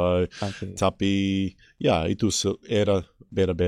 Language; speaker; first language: Indonesian; non-native, fluent; English